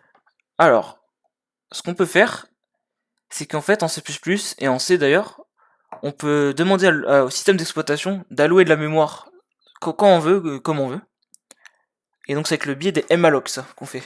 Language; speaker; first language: French; native; French